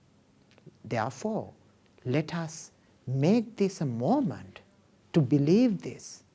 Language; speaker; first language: English; non-native, local second language; Sinhala